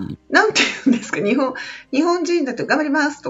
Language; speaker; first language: Japanese; non-native, learner; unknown